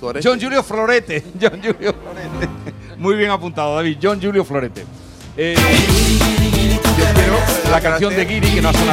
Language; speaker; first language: Spanish; native; Spanish